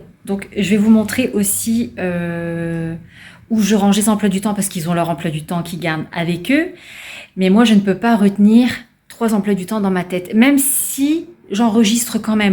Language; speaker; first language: French; native; French